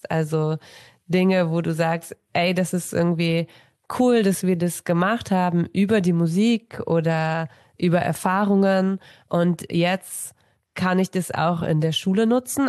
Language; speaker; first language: German; native; German